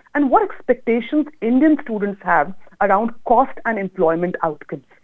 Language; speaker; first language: English; non-native, local second language; Hindi